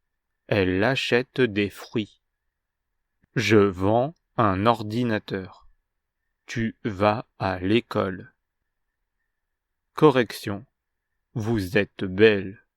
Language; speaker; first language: French; non-native, fluent; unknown